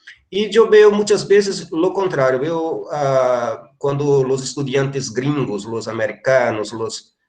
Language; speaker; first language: Spanish; non-native, fluent; Portuguese